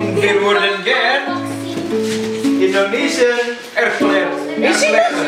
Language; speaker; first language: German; non-native, learner; Indonesian